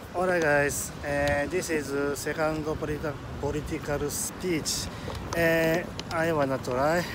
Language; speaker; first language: English; non-native, learner; Japanese